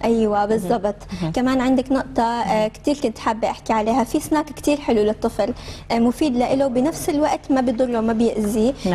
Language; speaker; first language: Arabic; native; Arabic